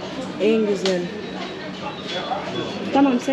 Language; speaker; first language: Turkish; non-native, learner; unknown